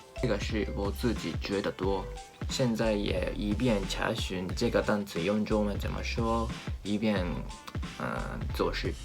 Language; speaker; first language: Chinese; non-native, learner; Japanese